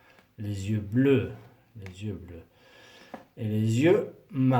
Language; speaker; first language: French; non-native, fluent; Spanish